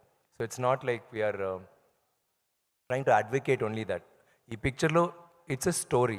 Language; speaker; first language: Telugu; non-native, learner; Tamil